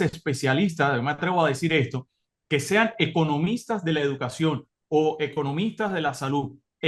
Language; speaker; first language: Spanish; native; Spanish